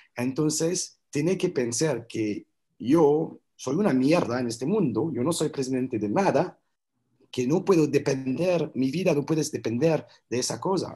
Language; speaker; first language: Spanish; non-native, learner; French